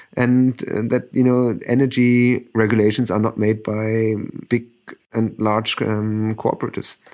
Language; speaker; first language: English; non-native, fluent; German